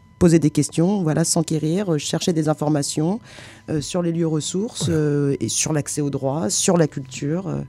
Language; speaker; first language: French; native; French